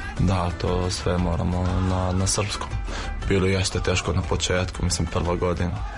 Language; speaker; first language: Croatian; non-native, fluent; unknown